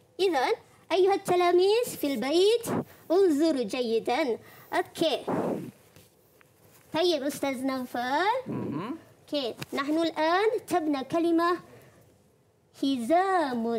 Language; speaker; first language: Arabic; non-native, fluent; Malay